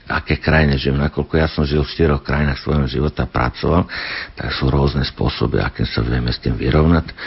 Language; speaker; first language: Slovak; non-native, fluent; Serbian